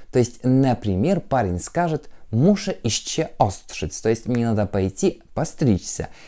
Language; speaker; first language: Russian; non-native, fluent; Polish